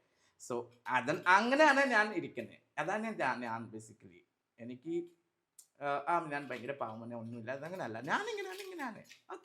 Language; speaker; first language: Malayalam; non-native, fluent; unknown